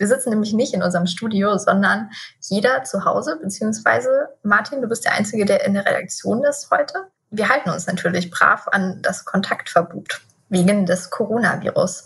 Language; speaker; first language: German; native; German